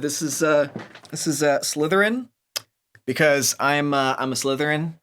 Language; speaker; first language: English; native; English